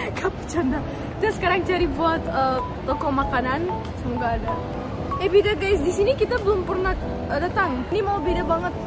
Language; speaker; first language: Indonesian; early bilingual, other home language; Russian